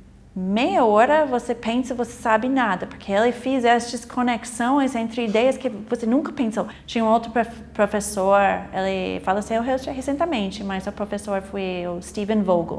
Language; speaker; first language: Portuguese; non-native, fluent; English